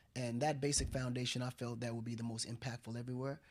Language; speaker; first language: English; non-native, fluent; Wolof